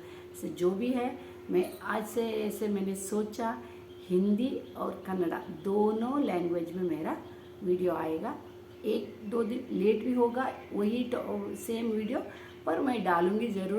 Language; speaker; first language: Hindi; non-native, local second language; Kannada